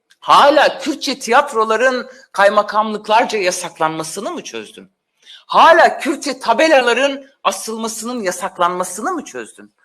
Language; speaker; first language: Turkish; non-native, local second language; Kurdish